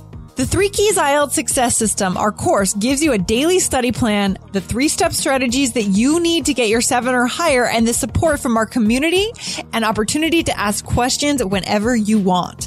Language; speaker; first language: English; native; English